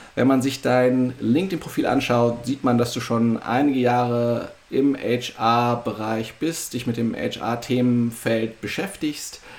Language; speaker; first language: German; native; German